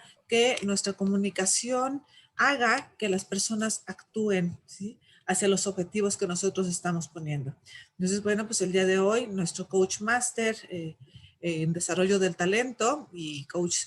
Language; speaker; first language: Spanish; native; Spanish